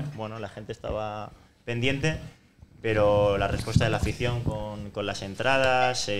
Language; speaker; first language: Spanish; native; Spanish